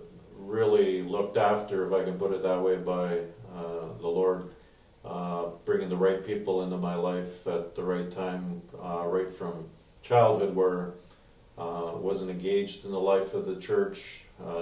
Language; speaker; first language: English; native; English